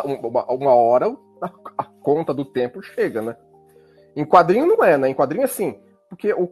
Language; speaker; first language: Portuguese; native; Portuguese